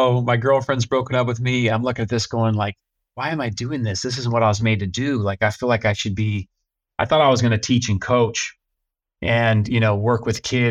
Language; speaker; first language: English; native; English